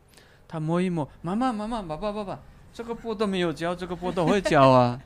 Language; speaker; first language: Chinese; non-native, fluent; Nepali